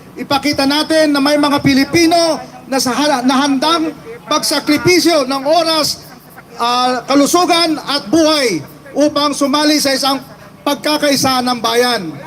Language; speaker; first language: Filipino; non-native, local second language; Iloko